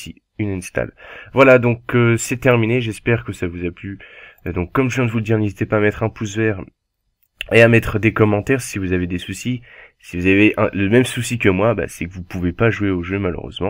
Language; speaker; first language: French; native; French